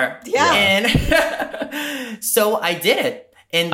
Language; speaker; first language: English; non-native, fluent; Portuguese